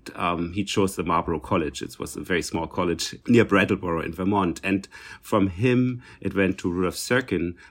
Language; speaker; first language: English; non-native, fluent; German